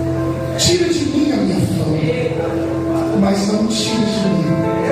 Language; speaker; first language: Portuguese; native; Portuguese